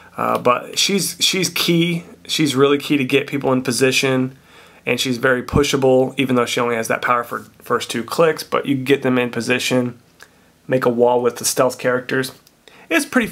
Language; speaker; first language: English; native; English